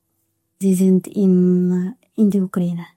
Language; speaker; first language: German; non-native, learner; Russian